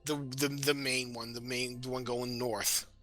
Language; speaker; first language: English; native; English